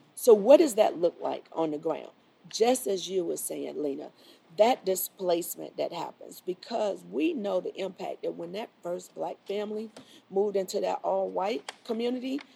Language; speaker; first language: English; native; English